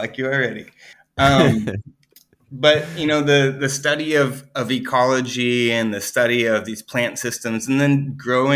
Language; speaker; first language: English; native; English